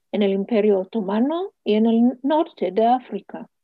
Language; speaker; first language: Spanish; early bilingual, heritage; Hebrew